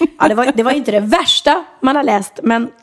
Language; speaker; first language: Swedish; native; Swedish